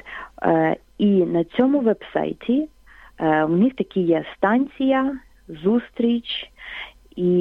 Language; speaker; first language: Ukrainian; native; Ukrainian